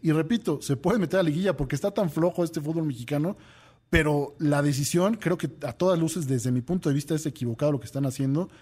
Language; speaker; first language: Spanish; native; Spanish